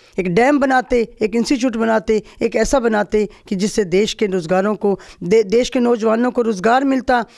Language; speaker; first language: Hindi; native; Hindi